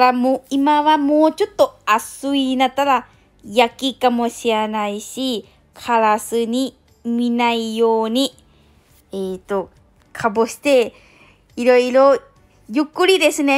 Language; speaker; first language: Japanese; non-native, learner; Lao